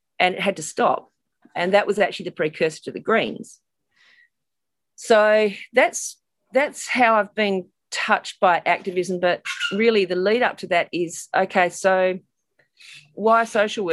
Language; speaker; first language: English; native; English